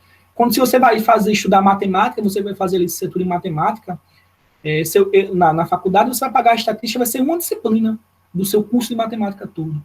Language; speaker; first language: Portuguese; native; Portuguese